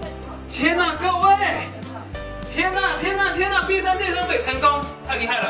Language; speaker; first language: Chinese; native; Chinese